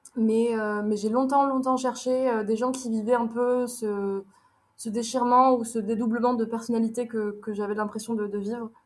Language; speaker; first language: French; early bilingual, other home language; Arabic